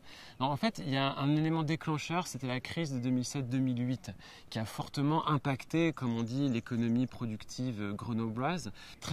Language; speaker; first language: French; native; French